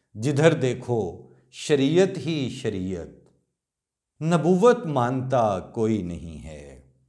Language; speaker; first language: Urdu; non-native, local second language; Punjabi